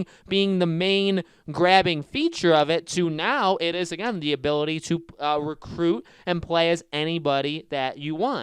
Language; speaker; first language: English; native; English